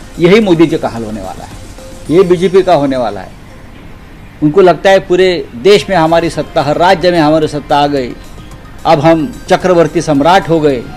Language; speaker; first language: Hindi; non-native, local second language; Marathi